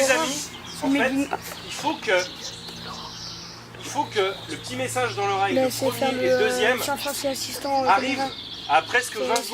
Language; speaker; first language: French; native; French